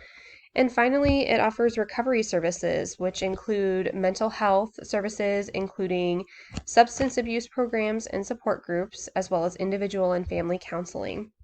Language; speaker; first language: English; native; English